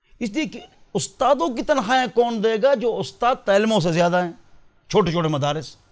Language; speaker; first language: Urdu; non-native, local second language; Pashto